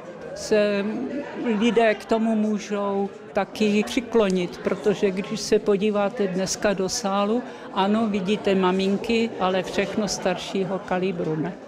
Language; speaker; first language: Czech; early bilingual, heritage; Czech